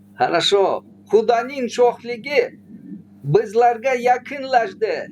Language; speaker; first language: Uzbek; non-native, learner; Tatar